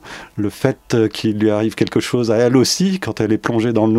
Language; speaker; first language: French; native; French